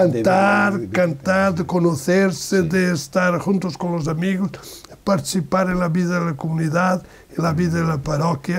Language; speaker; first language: Spanish; non-native, learner; Portuguese